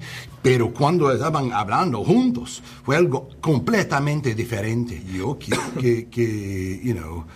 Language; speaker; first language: Spanish; non-native, learner; English